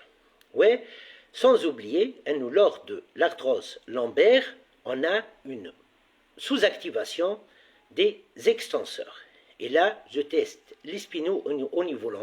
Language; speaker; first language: French; non-native, local second language; Arabic